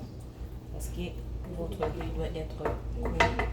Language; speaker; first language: French; non-native, local second language; Lingala